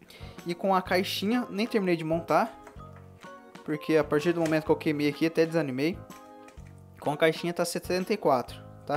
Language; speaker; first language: Portuguese; native; Portuguese